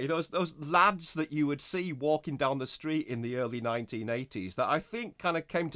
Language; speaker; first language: English; native; English